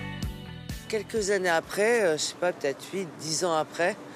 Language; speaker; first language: French; native; French